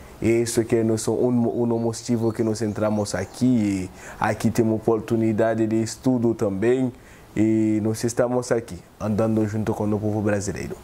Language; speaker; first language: Portuguese; non-native, fluent; Haitian Creole